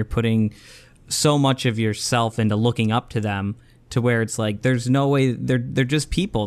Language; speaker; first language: English; native; English